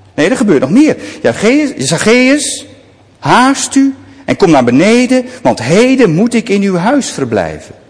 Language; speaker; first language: Dutch; native; Dutch